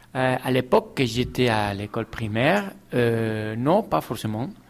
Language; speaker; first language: French; non-native, fluent; Spanish